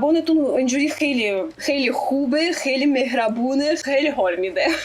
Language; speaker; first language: Persian; non-native, fluent; Russian